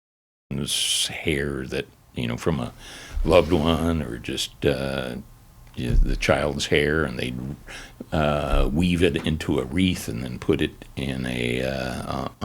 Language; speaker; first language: English; native; English